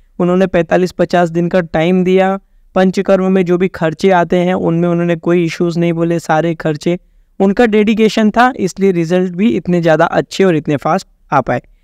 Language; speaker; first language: Hindi; native; Hindi